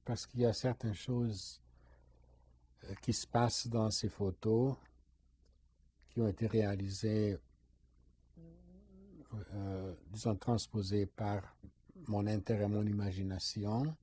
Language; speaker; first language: French; non-native, fluent; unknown